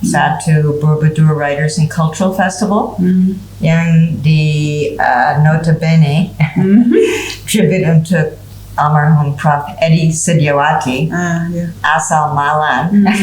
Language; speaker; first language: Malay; non-native, fluent; English